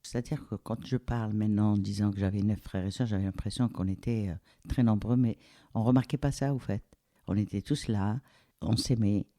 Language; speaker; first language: French; non-native, local second language; Arabic